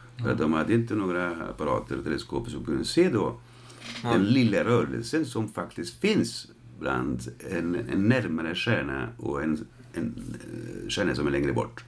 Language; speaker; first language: Swedish; non-native, fluent; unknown